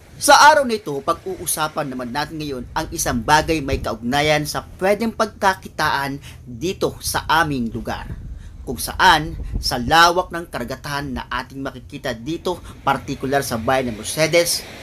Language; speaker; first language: Filipino; non-native, local second language; Bikol